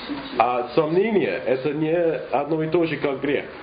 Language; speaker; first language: Russian; non-native, fluent; English